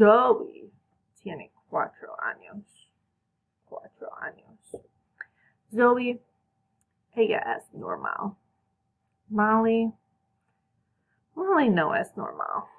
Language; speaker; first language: Spanish; non-native, fluent; English